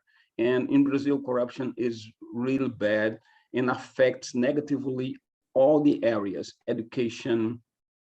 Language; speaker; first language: English; non-native, fluent; Portuguese